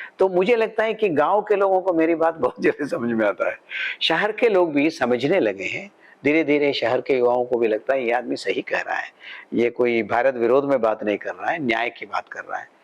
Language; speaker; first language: Hindi; non-native, local second language; Malayalam